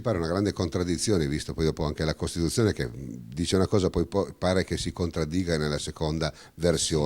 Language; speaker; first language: Italian; native; Italian